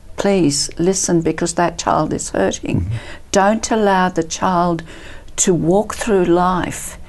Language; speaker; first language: English; early bilingual, other home language; Italian